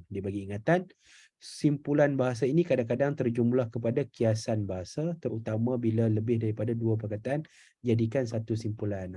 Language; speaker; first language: Malay; native; Malay